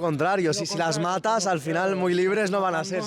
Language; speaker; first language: Spanish; native; Spanish